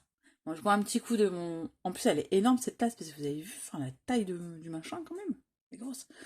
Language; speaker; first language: French; native; French